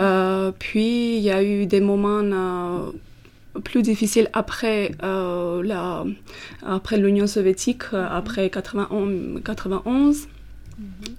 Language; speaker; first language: French; non-native, fluent; Armenian